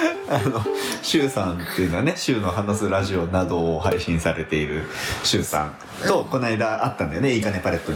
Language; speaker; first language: Japanese; native; Japanese